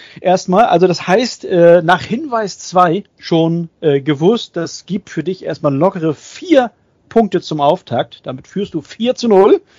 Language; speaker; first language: German; native; German